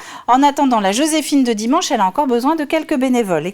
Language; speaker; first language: French; native; French